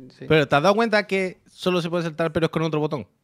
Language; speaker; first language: Spanish; native; Spanish